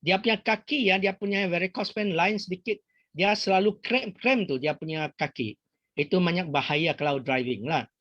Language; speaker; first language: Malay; non-native, local second language; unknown